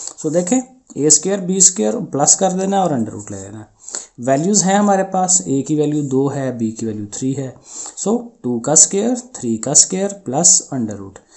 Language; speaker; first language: Urdu; non-native, local second language; Punjabi